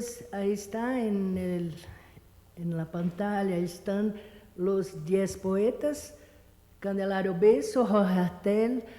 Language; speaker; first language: Spanish; non-native, fluent; Portuguese